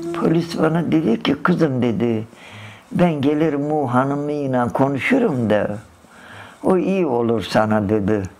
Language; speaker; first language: Turkish; early bilingual, other home language; Kurdish